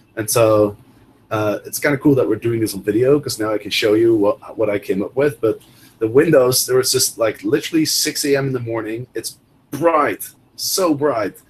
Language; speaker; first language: English; non-native, fluent; Dutch